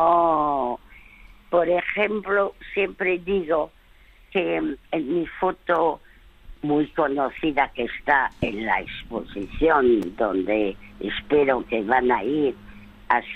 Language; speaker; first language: Spanish; early bilingual, other home language; French